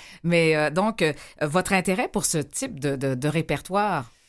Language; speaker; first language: French; native; French